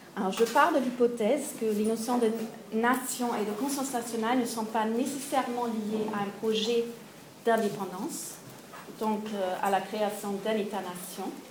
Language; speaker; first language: French; non-native, fluent; German